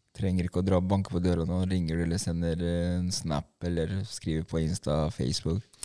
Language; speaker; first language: Norwegian; early bilingual, other home language; Albanian